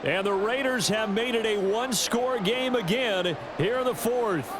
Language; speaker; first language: English; native; English